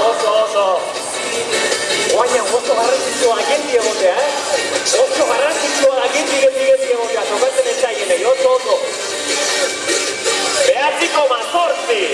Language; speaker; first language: Basque; native; Basque